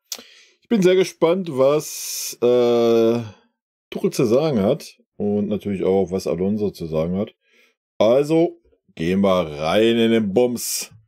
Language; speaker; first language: German; native; German